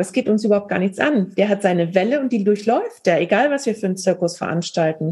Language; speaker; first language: German; native; German